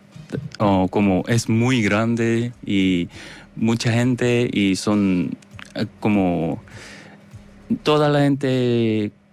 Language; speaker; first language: Spanish; non-native, learner; Korean